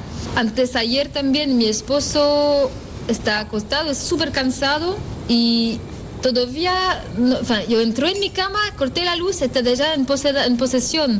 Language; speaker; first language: Spanish; non-native, learner; French